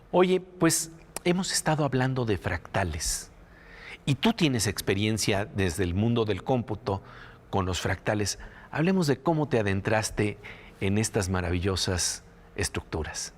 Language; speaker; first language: Spanish; native; Spanish